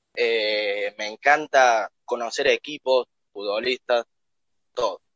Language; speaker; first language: Spanish; native; Spanish